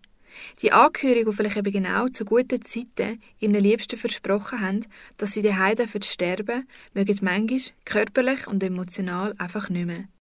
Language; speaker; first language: German; native; German